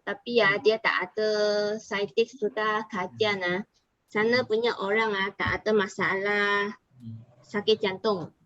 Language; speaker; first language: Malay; non-native, local second language; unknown